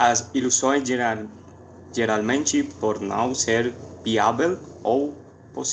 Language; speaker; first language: Portuguese; non-native, learner; Spanish